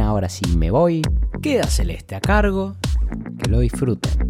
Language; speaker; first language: Spanish; native; Spanish